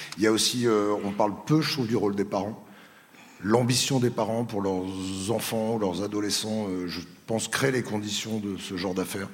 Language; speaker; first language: French; native; French